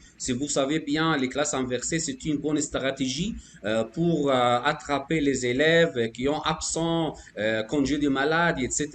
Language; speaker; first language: French; non-native, fluent; Arabic